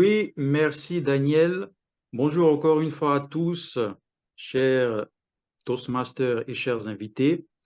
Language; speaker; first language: French; non-native, fluent; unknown